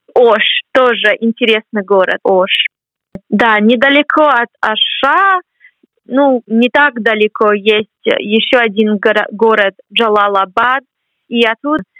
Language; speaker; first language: Russian; non-native, fluent; English